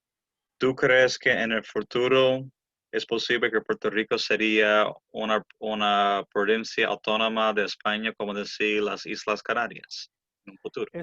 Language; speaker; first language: Spanish; early bilingual, heritage; English